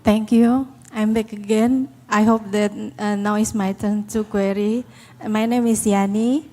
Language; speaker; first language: English; non-native, learner; Indonesian